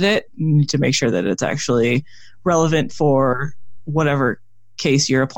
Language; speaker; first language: English; native; English